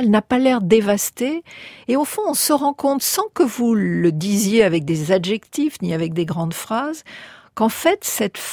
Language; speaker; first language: French; native; French